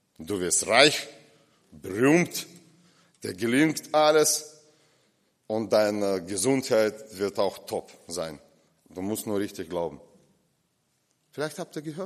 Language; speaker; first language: German; non-native, fluent; Russian